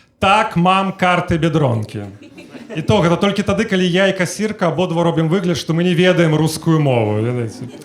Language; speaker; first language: Belarusian; native; Belarusian